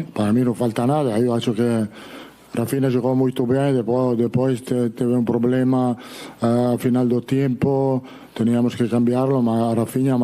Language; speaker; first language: Portuguese; non-native, learner; Italian